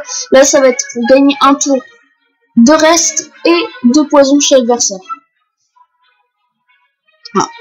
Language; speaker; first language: French; native; French